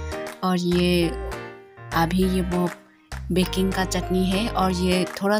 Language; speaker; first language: Hindi; non-native, local second language; Karbi